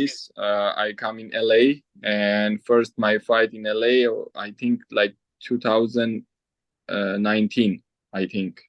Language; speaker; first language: English; non-native, learner; Armenian